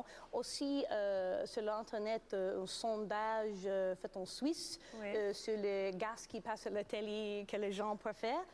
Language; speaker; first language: French; non-native, learner; English